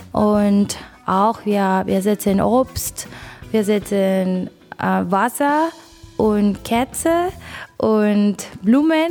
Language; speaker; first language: German; non-native, learner; Spanish